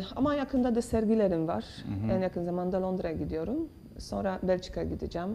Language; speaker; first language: Turkish; non-native, fluent; Polish